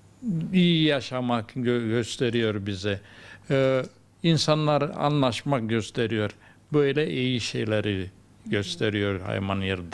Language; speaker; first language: Turkish; early bilingual, heritage; Crimean Tatar